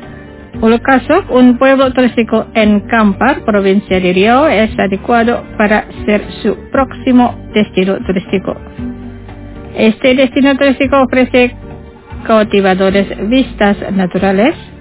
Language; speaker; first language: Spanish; non-native, fluent; Indonesian